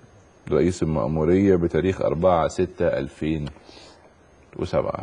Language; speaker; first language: Arabic; native; Arabic